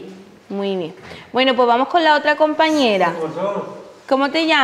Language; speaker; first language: Spanish; native; Spanish